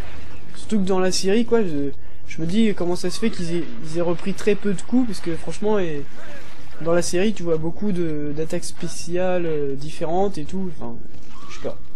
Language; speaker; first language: French; native; French